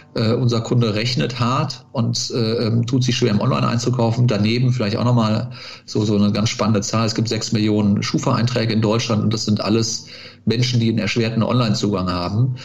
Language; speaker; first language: German; native; German